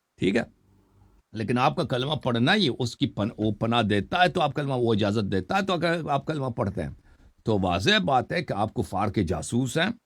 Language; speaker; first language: Urdu; non-native, fluent; Persian